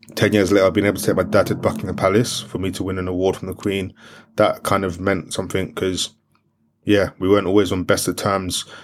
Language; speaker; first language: English; non-native, local second language; French